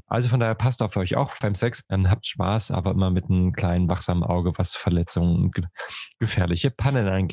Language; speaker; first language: German; native; German